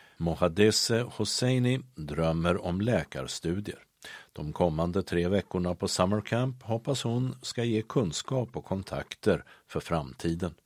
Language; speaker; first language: Swedish; native; Swedish